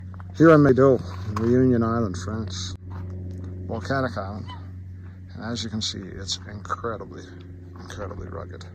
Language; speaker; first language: English; native; English